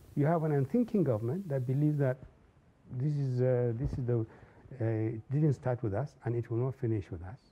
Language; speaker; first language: English; non-native, local second language; Hausa